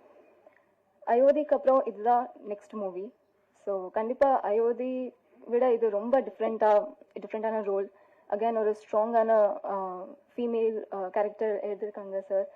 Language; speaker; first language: Tamil; non-native, fluent; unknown